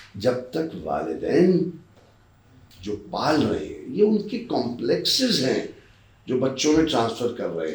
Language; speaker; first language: Urdu; native; Urdu